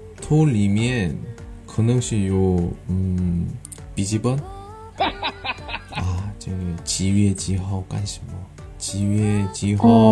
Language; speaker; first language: Chinese; non-native, learner; Korean